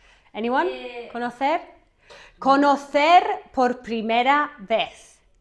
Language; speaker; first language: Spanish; non-native, fluent; English